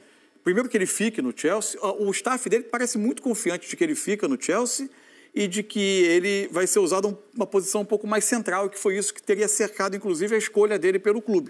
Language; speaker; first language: Portuguese; native; Portuguese